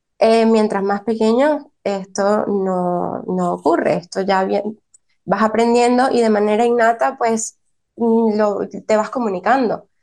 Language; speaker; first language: Spanish; native; Spanish